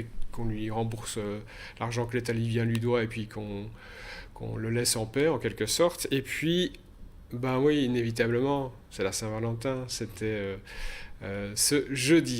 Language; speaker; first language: French; native; French